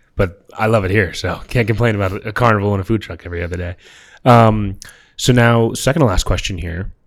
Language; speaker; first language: English; native; English